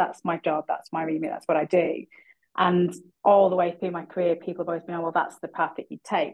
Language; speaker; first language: English; native; English